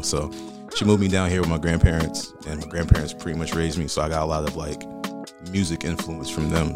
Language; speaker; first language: English; native; English